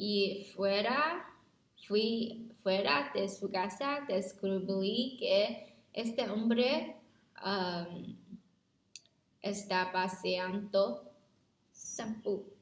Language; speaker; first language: Spanish; non-native, learner; Chinese